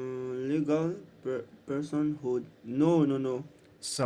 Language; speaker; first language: English; non-native, learner; Portuguese